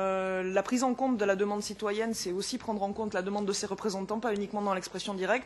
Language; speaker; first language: French; native; French